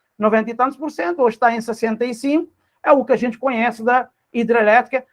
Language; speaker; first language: Portuguese; non-native, local second language; Kabuverdianu